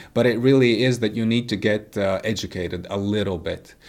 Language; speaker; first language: English; non-native, fluent; Latvian